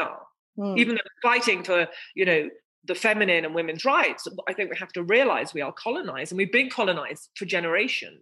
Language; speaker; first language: English; native; English